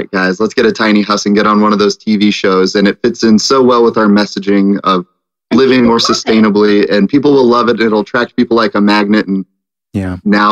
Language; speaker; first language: English; native; English